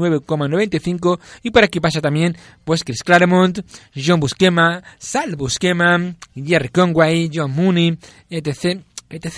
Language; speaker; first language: Spanish; native; Spanish